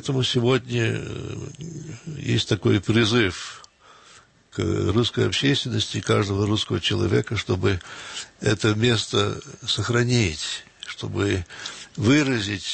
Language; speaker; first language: Russian; early bilingual, heritage; Russian